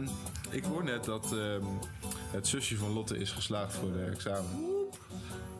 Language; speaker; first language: Dutch; native; Dutch